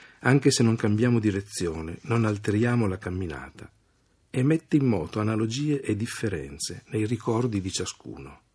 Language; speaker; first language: Italian; native; Italian